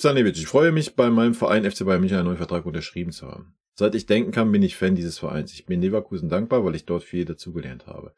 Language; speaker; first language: German; native; German